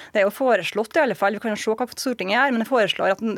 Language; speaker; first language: Norwegian; native; Norwegian